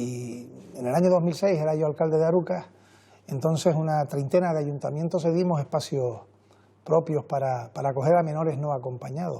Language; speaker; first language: Spanish; native; Spanish